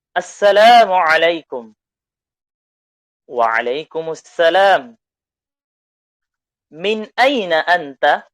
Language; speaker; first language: Arabic; non-native, fluent; Indonesian